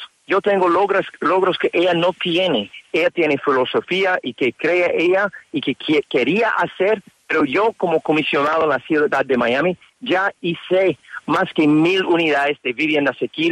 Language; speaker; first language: Spanish; non-native, learner; English